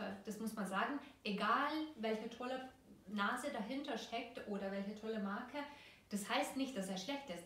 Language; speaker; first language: German; non-native, fluent; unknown